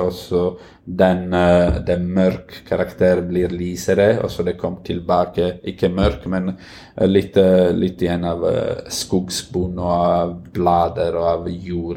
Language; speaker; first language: Norwegian; non-native, fluent; Italian